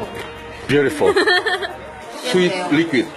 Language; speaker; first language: English; non-native, learner; Korean